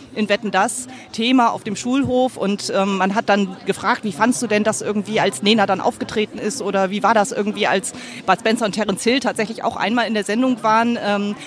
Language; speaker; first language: German; native; German